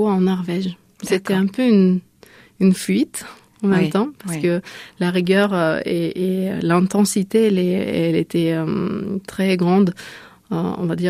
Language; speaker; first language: French; non-native, fluent; Lithuanian